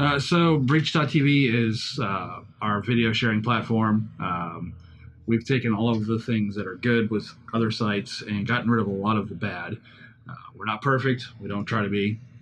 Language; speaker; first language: English; native; English